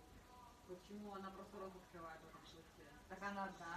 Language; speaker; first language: Russian; native; Russian